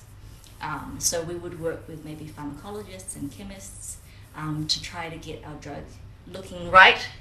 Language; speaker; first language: English; native; English